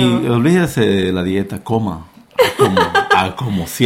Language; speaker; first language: Spanish; native; Spanish